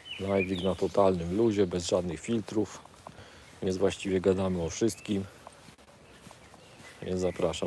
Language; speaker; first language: Polish; native; Polish